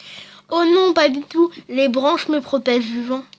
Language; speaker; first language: French; native; French